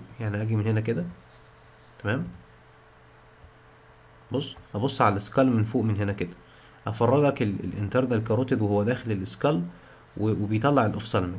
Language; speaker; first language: Arabic; native; Arabic